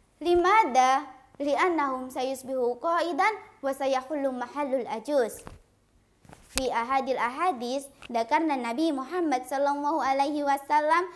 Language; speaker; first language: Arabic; non-native, learner; Indonesian